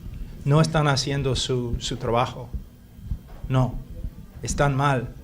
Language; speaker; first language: Spanish; non-native, fluent; English